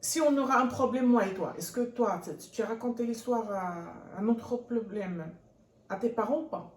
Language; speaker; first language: French; non-native, local second language; Arabic